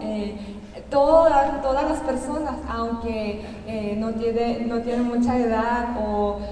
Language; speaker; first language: Spanish; non-native, learner; Korean